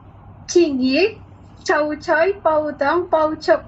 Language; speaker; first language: Cantonese; non-native, learner; Indonesian